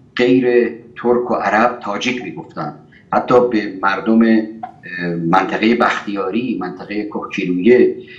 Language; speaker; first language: Persian; native; Persian